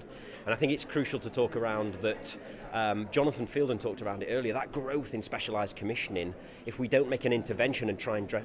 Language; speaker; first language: English; native; English